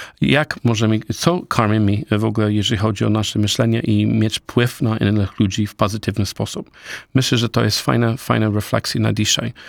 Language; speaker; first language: Polish; non-native, learner; English